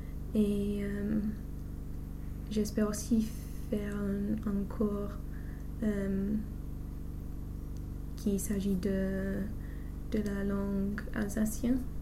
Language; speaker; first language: French; non-native, learner; English